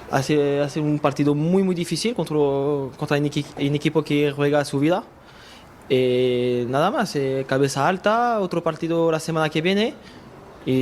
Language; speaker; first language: Spanish; non-native, learner; French